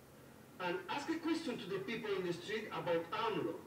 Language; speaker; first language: English; non-native, learner; Spanish